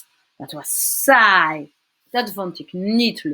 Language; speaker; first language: Dutch; non-native, local second language; French